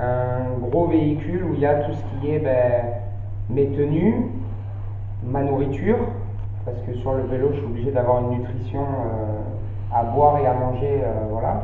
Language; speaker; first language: French; native; French